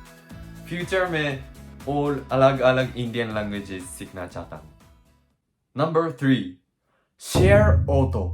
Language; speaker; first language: Hindi; non-native, learner; Japanese